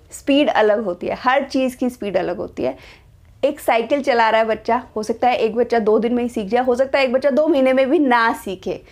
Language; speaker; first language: Hindi; native; Hindi